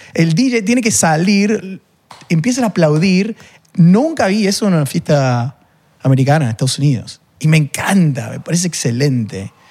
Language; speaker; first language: Spanish; non-native, fluent; English